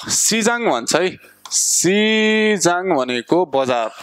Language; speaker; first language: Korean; non-native, fluent; Nepali